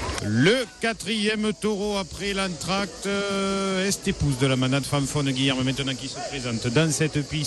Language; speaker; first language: French; native; French